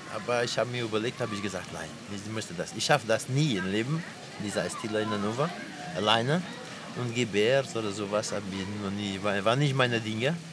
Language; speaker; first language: German; non-native, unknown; Portuguese